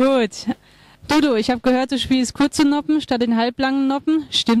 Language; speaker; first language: German; native; German